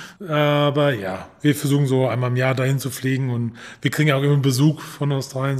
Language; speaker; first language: German; non-native, fluent; English